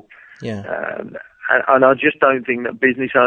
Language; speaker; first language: English; native; English